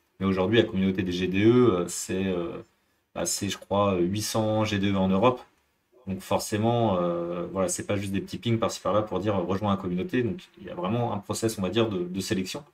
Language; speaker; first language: French; native; French